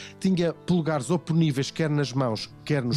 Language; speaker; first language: Portuguese; native; Portuguese